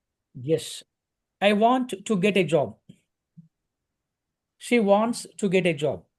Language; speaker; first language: English; non-native, local second language; Telugu